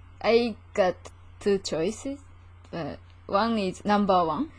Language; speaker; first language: English; non-native, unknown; Japanese